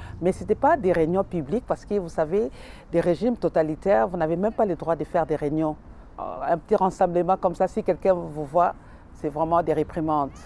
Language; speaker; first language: French; non-native, local second language; Lingala